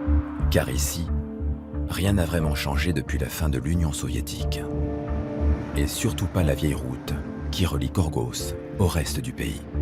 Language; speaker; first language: French; native; French